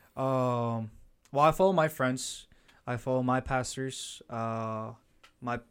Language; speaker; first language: English; early bilingual, other home language; Spanish